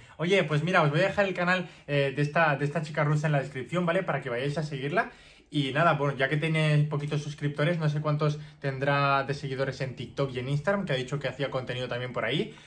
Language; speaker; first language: Spanish; native; Spanish